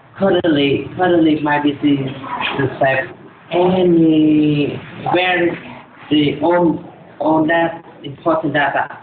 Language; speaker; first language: English; non-native, learner; Vietnamese